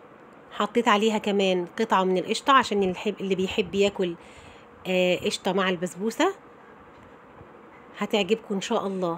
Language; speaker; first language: Arabic; native; Arabic